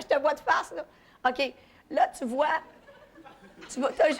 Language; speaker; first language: French; native; French